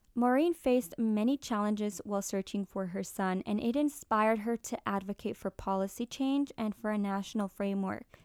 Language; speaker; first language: English; early bilingual, other home language; Spanish